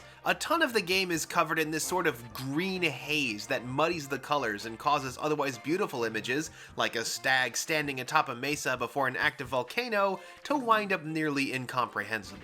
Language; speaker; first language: English; native; English